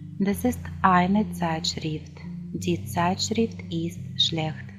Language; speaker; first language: German; non-native, fluent; Ukrainian